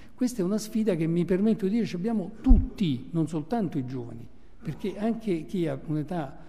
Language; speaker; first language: Italian; native; Italian